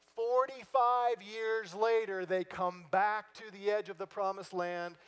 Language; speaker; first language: English; native; English